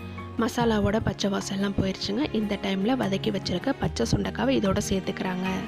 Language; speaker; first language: Tamil; native; Tamil